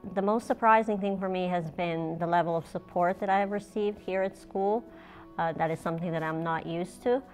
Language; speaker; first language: English; non-native, fluent; Serbian